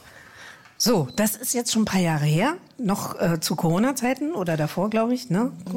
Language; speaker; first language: German; native; German